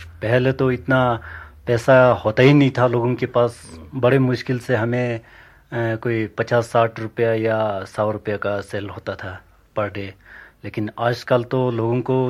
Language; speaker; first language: Urdu; non-native, local second language; Ladakhi